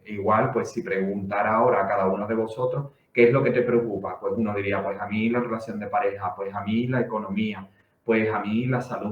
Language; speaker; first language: Spanish; native; Spanish